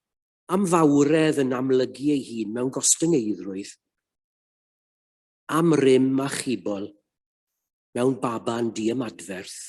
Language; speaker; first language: Welsh; native; Welsh